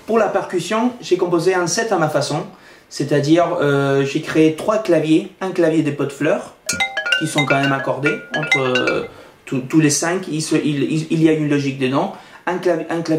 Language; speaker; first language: French; non-native, fluent; Spanish